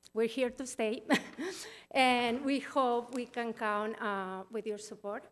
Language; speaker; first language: English; non-native, fluent; Spanish